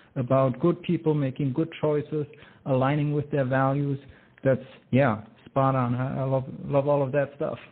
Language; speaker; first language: English; non-native, fluent; German